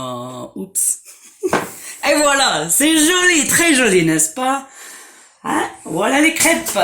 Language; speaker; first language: French; non-native, fluent; English